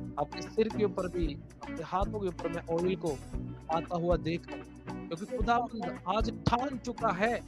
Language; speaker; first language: Hindi; non-native, local second language; Punjabi